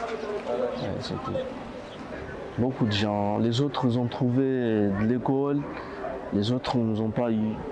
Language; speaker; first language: French; non-native, learner; Comorian